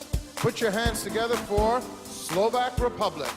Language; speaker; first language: English; native; English